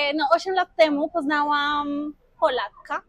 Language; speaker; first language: Polish; non-native, fluent; Spanish